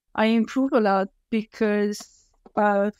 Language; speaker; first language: English; non-native, fluent; French